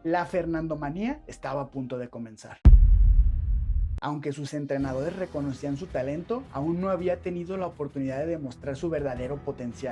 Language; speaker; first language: Spanish; native; Spanish